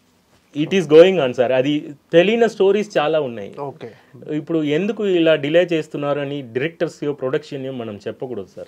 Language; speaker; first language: Telugu; non-native, local second language; Tamil